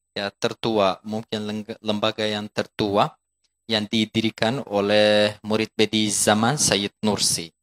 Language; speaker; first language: Indonesian; non-native, fluent; Turkish